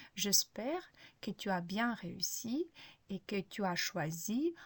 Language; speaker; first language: French; non-native, fluent; Ukrainian